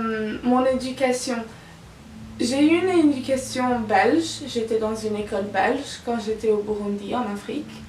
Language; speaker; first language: French; non-native, local second language; Italian